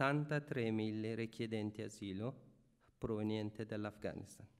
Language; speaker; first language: Italian; non-native, fluent; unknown